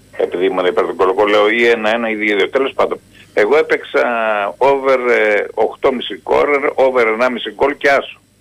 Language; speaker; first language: Greek; native; Greek